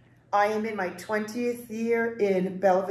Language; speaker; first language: English; native; English